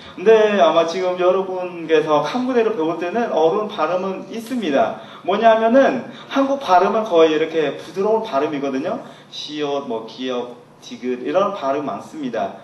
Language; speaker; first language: Korean; non-native, fluent; Khmer